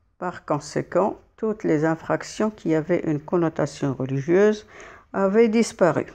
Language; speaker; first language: French; non-native, local second language; Arabic